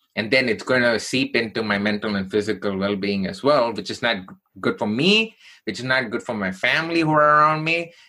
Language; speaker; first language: English; non-native, local second language; Tamil